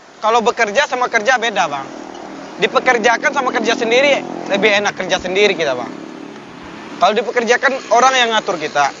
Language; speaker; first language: Indonesian; non-native, local second language; Minangkabau